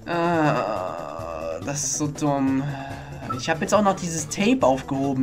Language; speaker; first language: German; native; German